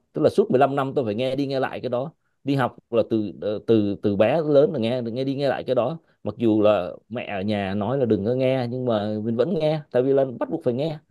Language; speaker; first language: Vietnamese; native; Vietnamese